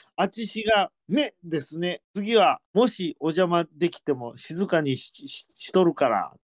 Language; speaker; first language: Japanese; native; Japanese